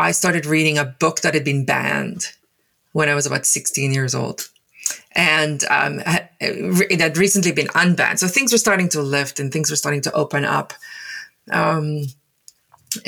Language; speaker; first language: English; non-native, local second language; Afrikaans